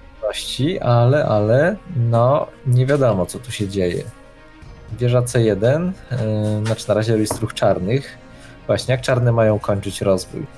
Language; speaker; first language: Polish; early bilingual, other home language; Vietnamese